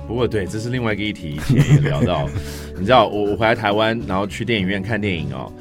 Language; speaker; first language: Chinese; early bilingual, heritage; Chinese